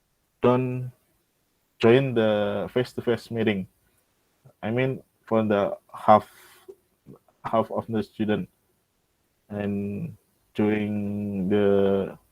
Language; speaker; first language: English; non-native, local second language; Indonesian